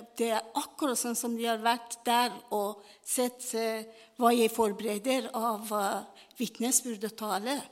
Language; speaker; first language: Norwegian; non-native, fluent; Persian